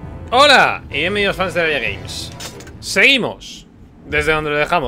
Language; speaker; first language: Spanish; native; Spanish